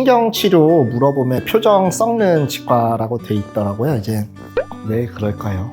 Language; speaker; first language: Korean; native; Korean